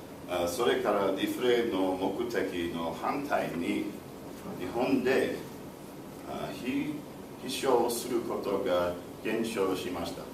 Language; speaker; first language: Japanese; non-native, learner; English